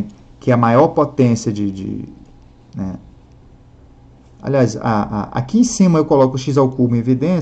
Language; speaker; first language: Portuguese; native; Portuguese